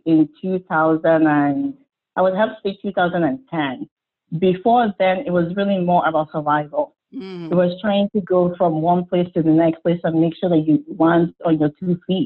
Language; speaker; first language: English; non-native, local second language; Igbo